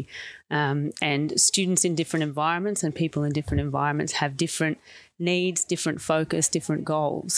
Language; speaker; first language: English; native; English